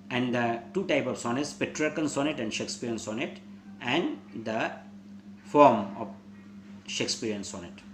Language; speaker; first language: English; non-native, local second language; Bangla